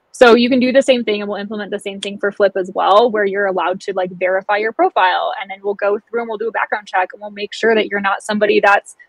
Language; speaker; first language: English; native; English